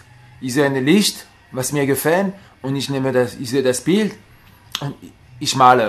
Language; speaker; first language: German; non-native, learner; French